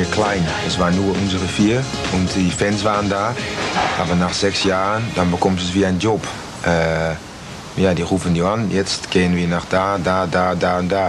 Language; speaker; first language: German; non-native, fluent; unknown